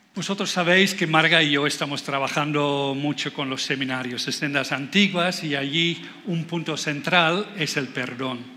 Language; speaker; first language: Spanish; non-native, fluent; Dutch